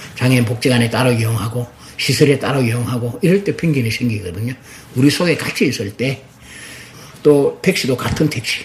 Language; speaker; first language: Korean; native; Korean